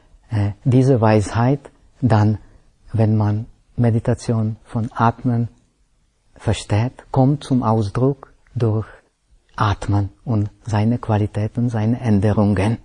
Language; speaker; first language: German; non-native, fluent; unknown